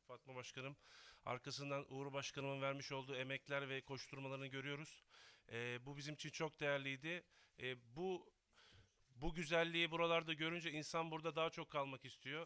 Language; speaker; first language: Turkish; native; Turkish